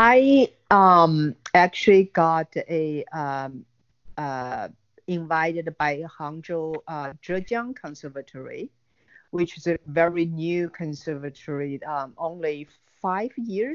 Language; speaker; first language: English; non-native, learner; Chinese